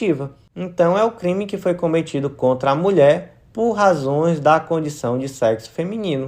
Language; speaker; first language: Portuguese; native; Portuguese